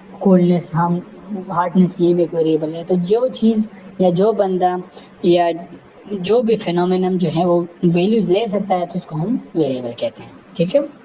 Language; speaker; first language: Urdu; non-native, local second language; Pashto